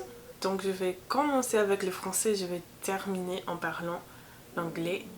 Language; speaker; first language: French; non-native, learner; English